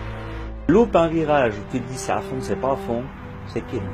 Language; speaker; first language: French; native; French